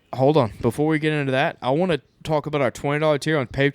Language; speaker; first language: English; native; English